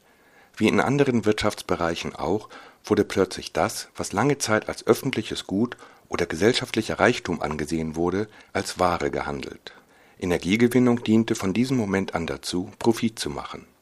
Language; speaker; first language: German; native; German